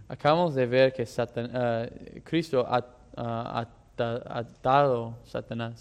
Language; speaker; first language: Spanish; non-native, fluent; English